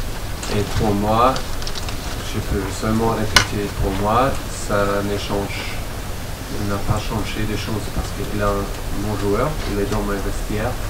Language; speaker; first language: French; non-native, learner; German